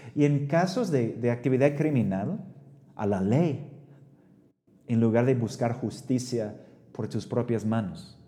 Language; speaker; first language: Spanish; non-native, fluent; English